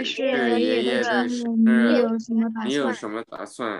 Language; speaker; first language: Chinese; non-native, learner; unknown